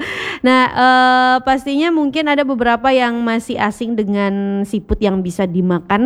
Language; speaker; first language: Indonesian; native; Indonesian